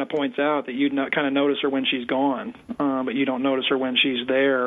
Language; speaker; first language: English; native; English